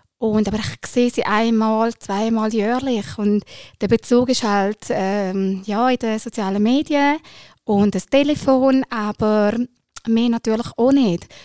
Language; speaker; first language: German; early bilingual, other home language; Albanian